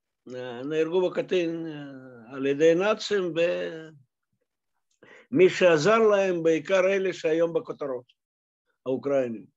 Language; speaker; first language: Hebrew; non-native, fluent; Russian